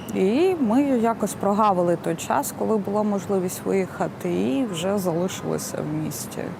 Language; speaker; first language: Ukrainian; non-native, local second language; Russian